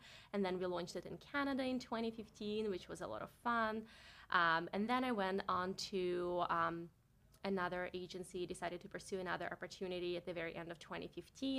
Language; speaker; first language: English; non-native, fluent; Russian